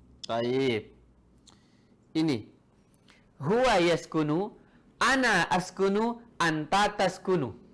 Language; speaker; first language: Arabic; non-native, fluent; Indonesian